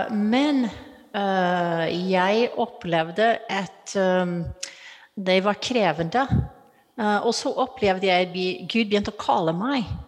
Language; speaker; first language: Norwegian; non-native, fluent; English